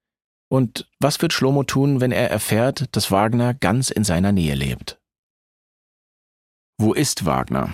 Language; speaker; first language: German; native; German